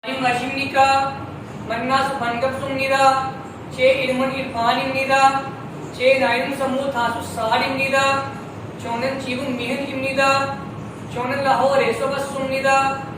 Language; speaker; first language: Korean; non-native, learner; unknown